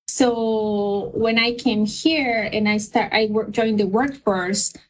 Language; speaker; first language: English; non-native, fluent; Spanish